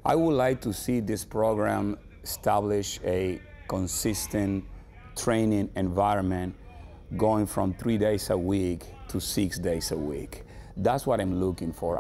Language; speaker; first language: English; non-native, fluent; Spanish